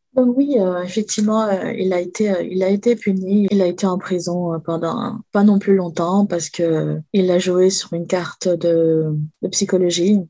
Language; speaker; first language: French; native; French